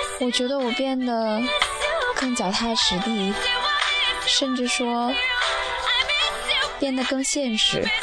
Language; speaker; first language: Chinese; native; Chinese